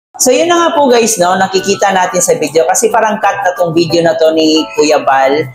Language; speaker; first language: Filipino; native; Filipino